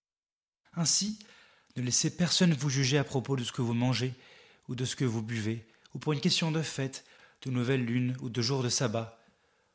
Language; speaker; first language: French; native; French